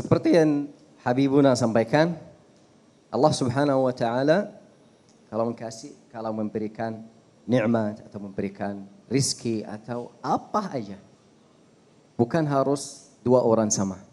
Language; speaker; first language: Indonesian; non-native, fluent; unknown